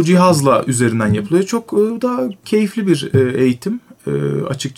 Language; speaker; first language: Turkish; native; Turkish